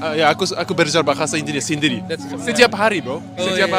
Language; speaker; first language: Indonesian; non-native, learner; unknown